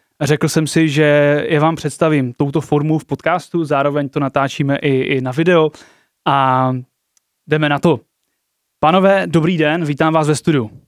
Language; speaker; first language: Czech; native; Czech